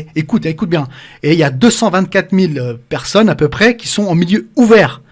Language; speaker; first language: French; early bilingual, other home language; Arabic